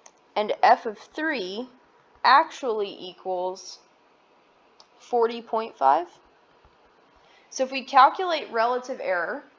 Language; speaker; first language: English; native; English